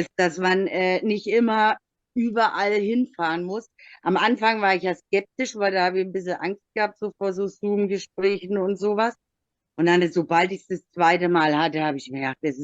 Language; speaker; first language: German; native; German